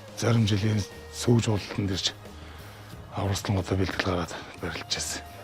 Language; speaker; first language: Mongolian; native; Mongolian